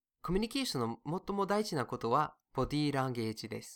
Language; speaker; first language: Japanese; non-native, fluent; English